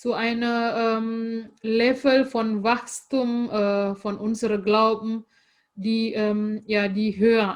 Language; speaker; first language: German; non-native, fluent; Indonesian